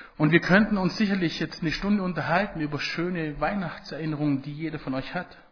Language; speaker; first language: German; early bilingual, other home language; Italian